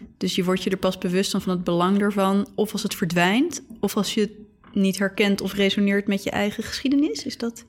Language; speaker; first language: Dutch; native; Dutch